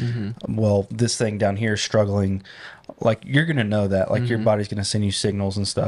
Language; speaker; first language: English; native; English